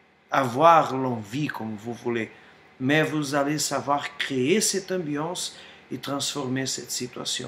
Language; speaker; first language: French; non-native, fluent; Portuguese